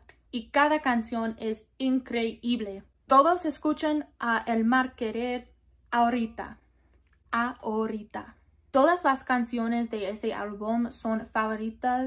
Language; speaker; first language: Spanish; non-native, learner; English